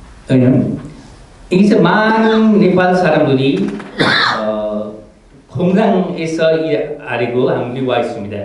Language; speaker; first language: Korean; non-native, fluent; Nepali